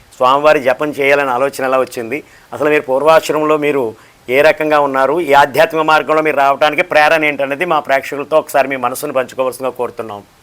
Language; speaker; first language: Telugu; native; Telugu